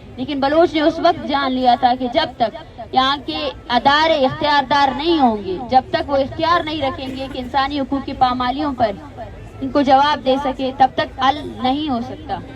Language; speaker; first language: Urdu; non-native, local second language; Baluchi